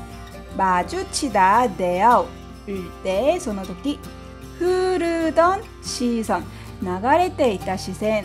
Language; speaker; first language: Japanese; non-native, fluent; Korean